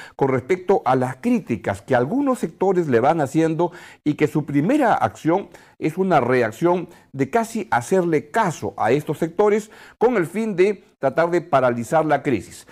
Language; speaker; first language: Spanish; native; Spanish